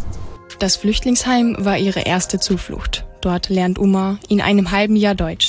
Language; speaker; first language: German; native; German